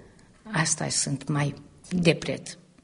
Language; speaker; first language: Romanian; early bilingual, heritage; Romanian